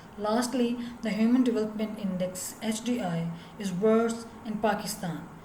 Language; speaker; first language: English; non-native, local second language; Urdu